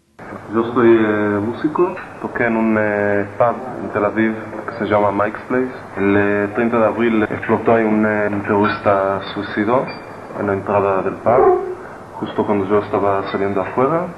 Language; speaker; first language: Spanish; non-native, learner; Hebrew